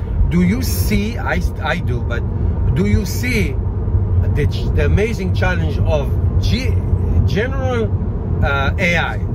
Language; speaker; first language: English; non-native, fluent; Hebrew